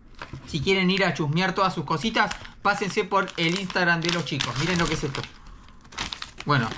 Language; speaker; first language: Spanish; native; Spanish